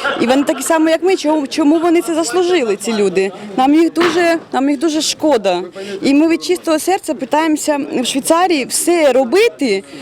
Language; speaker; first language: Ukrainian; native; Ukrainian